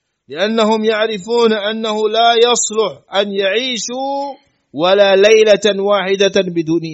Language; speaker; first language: Arabic; non-native, fluent; Indonesian